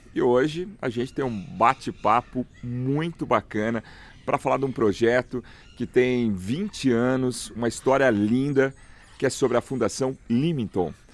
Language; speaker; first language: Portuguese; native; Portuguese